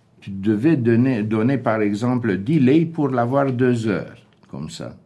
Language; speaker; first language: French; non-native, fluent; Romanian